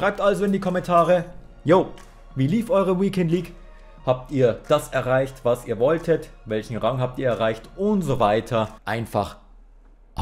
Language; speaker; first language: German; native; German